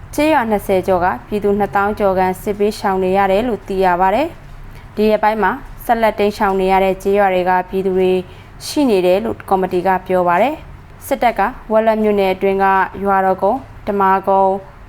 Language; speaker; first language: Burmese; native; Burmese